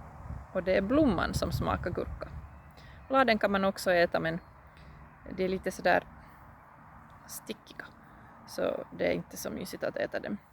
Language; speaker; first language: Swedish; non-native, local second language; Finnish